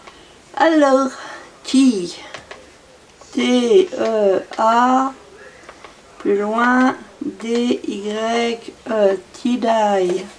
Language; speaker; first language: French; native; French